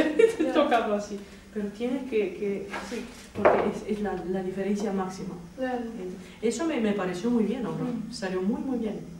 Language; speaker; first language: Spanish; non-native, fluent; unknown